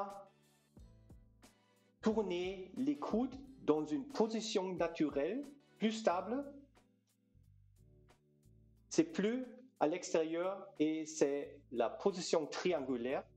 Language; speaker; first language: French; non-native, fluent; German